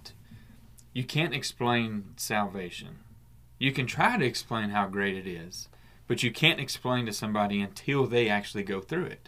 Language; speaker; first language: English; native; English